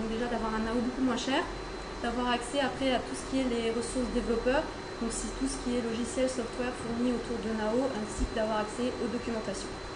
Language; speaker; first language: French; native; French